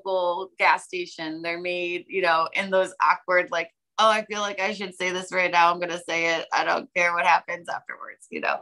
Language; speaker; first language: English; native; English